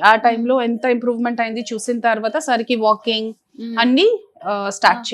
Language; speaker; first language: Telugu; non-native, fluent; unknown